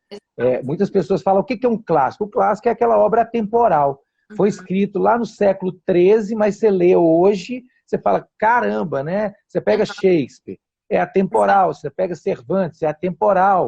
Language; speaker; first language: Portuguese; native; Portuguese